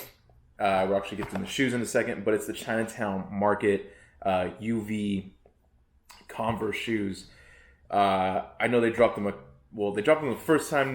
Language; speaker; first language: English; native; English